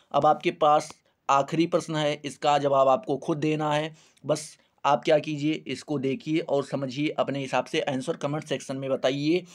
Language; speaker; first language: Hindi; native; Hindi